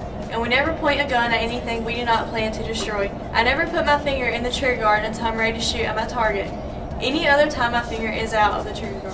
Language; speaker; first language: English; native; English